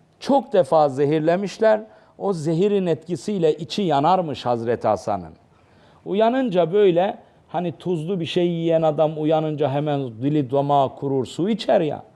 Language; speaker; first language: Turkish; native; Turkish